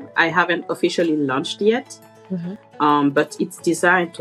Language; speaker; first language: English; non-native, fluent; French